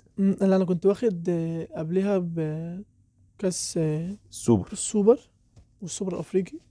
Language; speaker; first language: Arabic; native; Arabic